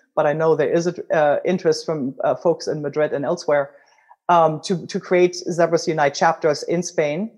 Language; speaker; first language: English; non-native, fluent; German